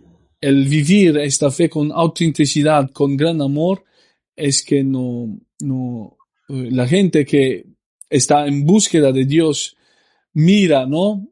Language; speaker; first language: Spanish; non-native, fluent; Italian